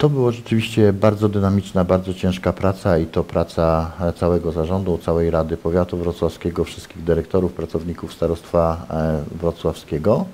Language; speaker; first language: Polish; native; Polish